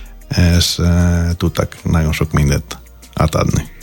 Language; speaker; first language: Hungarian; non-native, fluent; Greek